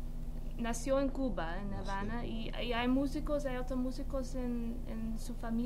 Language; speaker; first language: Spanish; non-native, fluent; English